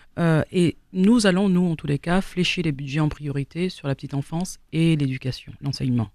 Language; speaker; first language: French; native; French